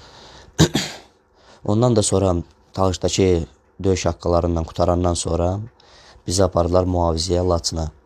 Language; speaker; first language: Azerbaijani; non-native, local second language; Russian